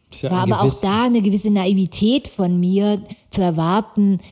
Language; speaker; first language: German; native; German